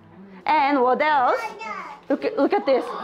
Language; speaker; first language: English; non-native, fluent; Korean